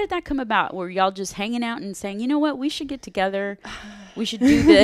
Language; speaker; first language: English; native; English